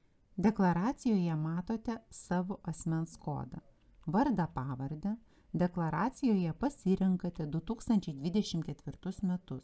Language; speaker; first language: Lithuanian; native; Lithuanian